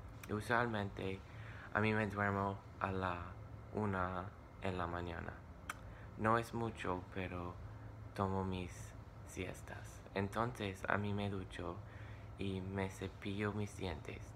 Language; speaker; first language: Spanish; non-native, learner; English